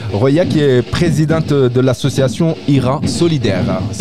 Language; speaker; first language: French; native; French